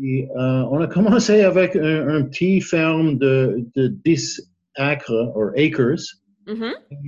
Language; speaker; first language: French; non-native, learner; English